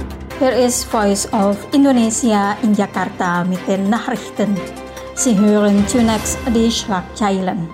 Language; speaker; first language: German; non-native, fluent; Indonesian